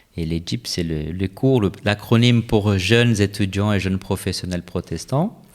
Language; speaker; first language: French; non-native, fluent; Portuguese